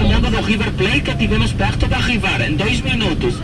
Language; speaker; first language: Portuguese; non-native, learner; Spanish